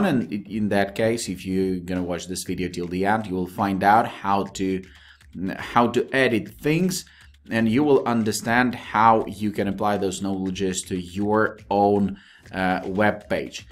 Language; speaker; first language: English; non-native, fluent; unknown